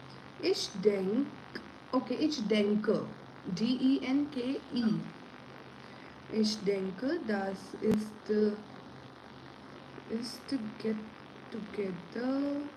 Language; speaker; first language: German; non-native, learner; Hindi